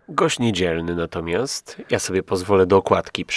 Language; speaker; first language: Polish; native; Polish